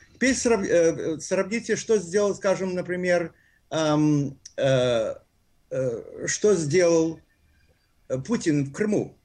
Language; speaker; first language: Russian; native; Russian